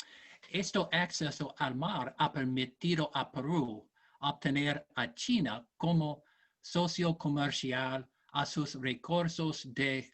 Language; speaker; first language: Spanish; non-native, learner; English